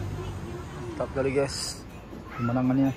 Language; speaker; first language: Indonesian; non-native, local second language; Achinese